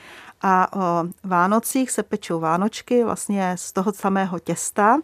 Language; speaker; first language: Czech; native; Czech